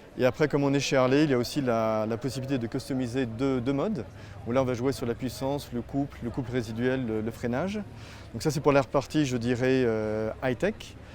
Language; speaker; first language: French; native; French